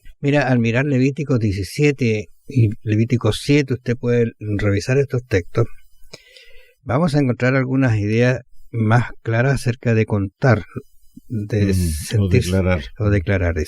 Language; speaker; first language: Spanish; native; Spanish